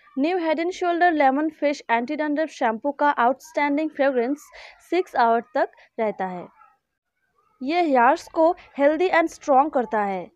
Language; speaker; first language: Hindi; non-native, local second language; Bangla